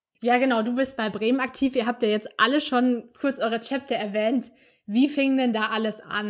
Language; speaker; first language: German; native; German